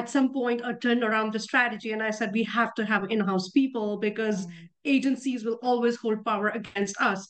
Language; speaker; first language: English; non-native, local second language; Hindi